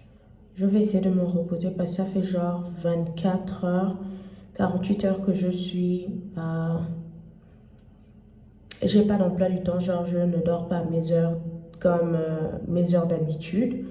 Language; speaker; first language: French; non-native, fluent; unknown